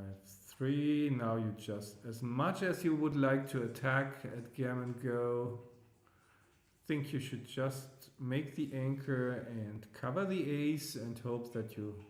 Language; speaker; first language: English; non-native, fluent; German